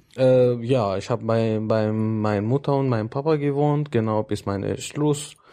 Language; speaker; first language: German; non-native, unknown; Arabic